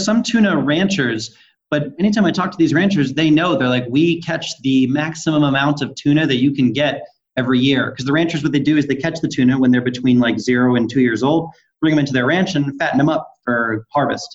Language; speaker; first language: English; native; English